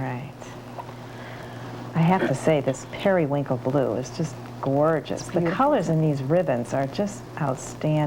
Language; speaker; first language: English; native; English